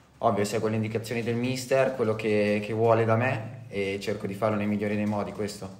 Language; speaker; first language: Italian; native; Italian